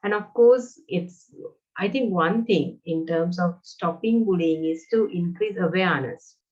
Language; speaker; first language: English; non-native, local second language; Sinhala